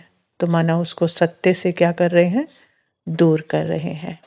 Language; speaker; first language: Hindi; native; Hindi